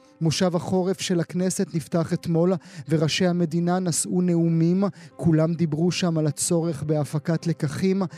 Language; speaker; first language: Hebrew; native; Hebrew